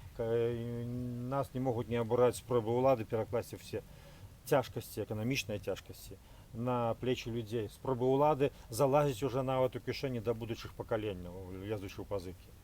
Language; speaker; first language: Belarusian; native; Belarusian